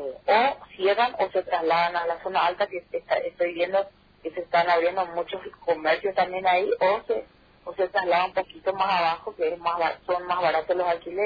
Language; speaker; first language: Spanish; native; Spanish